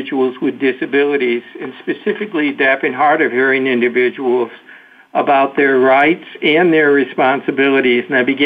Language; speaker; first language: English; native; English